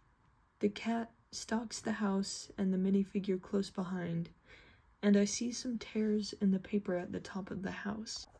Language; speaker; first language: English; native; English